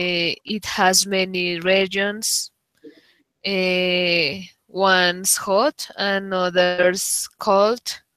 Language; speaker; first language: English; non-native, learner; Spanish